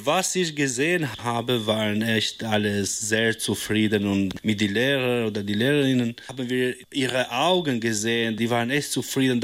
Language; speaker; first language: German; non-native, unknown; Albanian